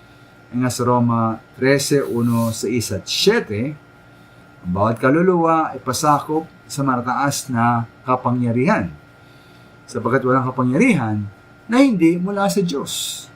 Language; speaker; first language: Filipino; native; Filipino